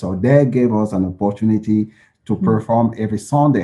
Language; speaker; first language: English; non-native, local second language; French